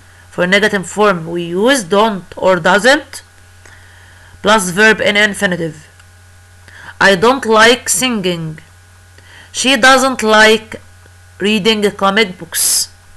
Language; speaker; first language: English; non-native, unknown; Arabic